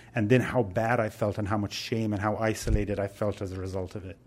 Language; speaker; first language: English; native; English